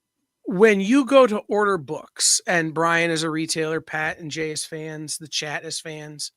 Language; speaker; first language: English; native; English